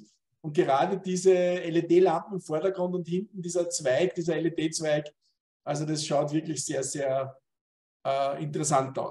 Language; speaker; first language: German; native; German